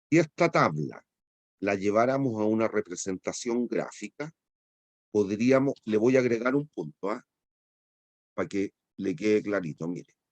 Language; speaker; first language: Spanish; native; Spanish